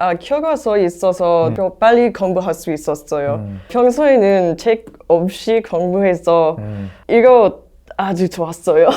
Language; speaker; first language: Korean; non-native, learner; English